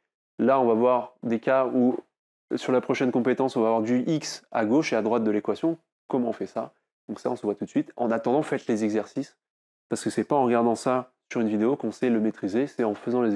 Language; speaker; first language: French; native; French